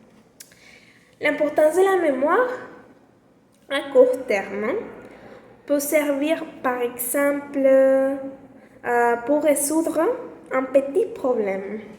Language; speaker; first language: French; non-native, learner; Spanish